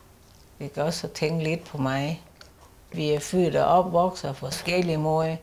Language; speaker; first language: Danish; non-native, learner; Thai